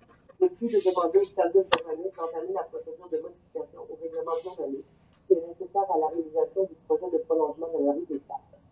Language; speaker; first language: French; native; French